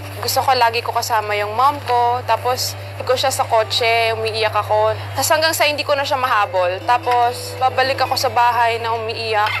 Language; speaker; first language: Filipino; early bilingual, heritage; Filipino